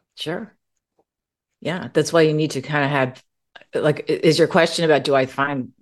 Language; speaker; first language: English; native; English